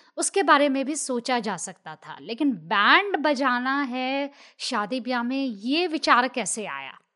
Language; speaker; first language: Hindi; native; Hindi